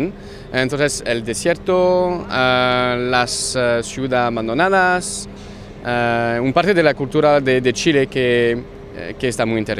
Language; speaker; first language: Spanish; non-native, learner; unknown